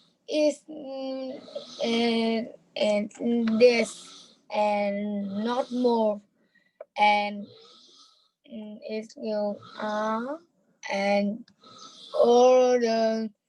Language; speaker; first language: English; non-native, learner; Vietnamese